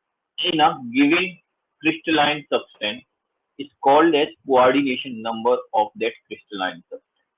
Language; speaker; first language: English; non-native, local second language; Hindi